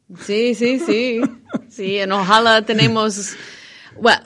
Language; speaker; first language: Spanish; non-native, learner; English